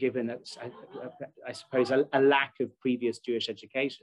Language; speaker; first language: English; native; English